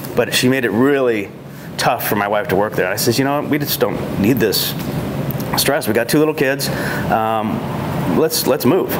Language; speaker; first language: English; native; English